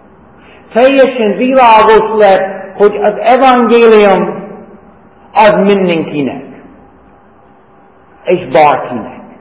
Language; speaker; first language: Hungarian; non-native, fluent; English